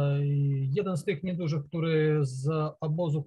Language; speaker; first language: Polish; non-native, learner; Ukrainian